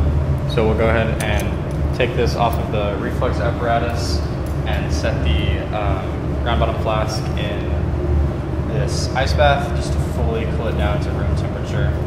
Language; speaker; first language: English; native; English